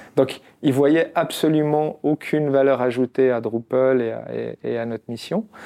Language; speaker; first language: French; non-native, local second language; Arabic